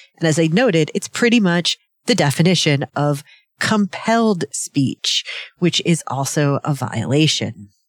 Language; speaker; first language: English; native; English